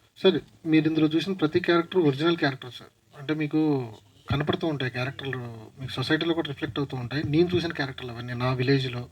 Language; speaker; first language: Telugu; native; Telugu